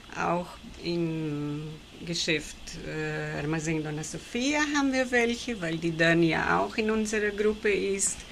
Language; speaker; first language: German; early bilingual, heritage; German